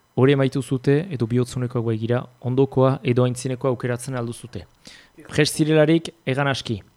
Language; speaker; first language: Basque; native; Basque